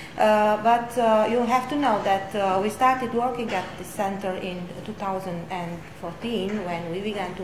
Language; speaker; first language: English; non-native, fluent; Romanian